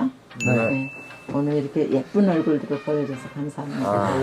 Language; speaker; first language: Korean; native; Korean